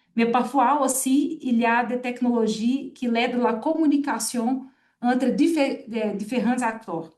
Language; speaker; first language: French; non-native, fluent; Portuguese